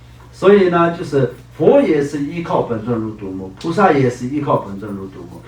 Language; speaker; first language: Chinese; non-native, local second language; Tibetan